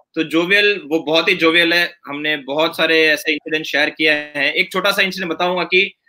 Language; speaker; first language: Hindi; non-native, local second language; Gujarati